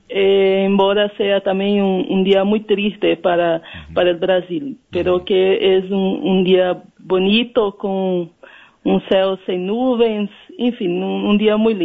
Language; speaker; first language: Spanish; non-native, learner; Portuguese